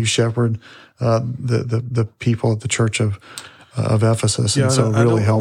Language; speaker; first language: English; native; English